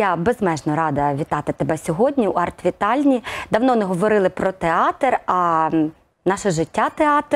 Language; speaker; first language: Ukrainian; native; Ukrainian